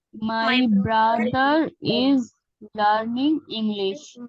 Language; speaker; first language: English; non-native, learner; Hindi